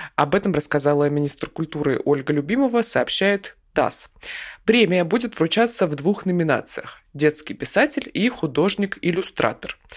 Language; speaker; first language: Russian; native; Russian